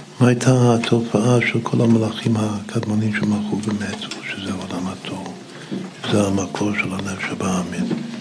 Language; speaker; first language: Hebrew; non-native, fluent; English